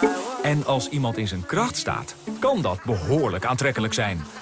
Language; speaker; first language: Dutch; native; Dutch